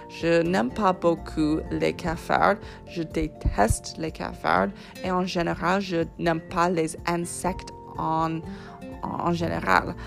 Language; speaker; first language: French; non-native, fluent; English